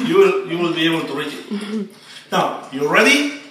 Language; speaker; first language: English; non-native, fluent; Upper Guinea Crioulo